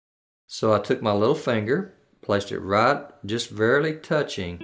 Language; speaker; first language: English; native; English